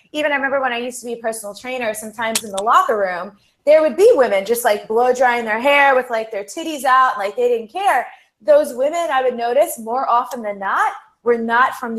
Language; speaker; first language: English; native; English